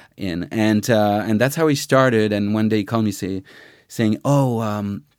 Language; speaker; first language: English; non-native, fluent; French